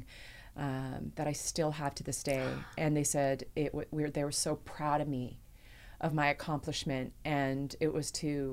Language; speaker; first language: English; native; English